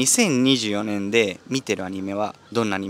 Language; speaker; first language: Japanese; early bilingual, heritage; Spanish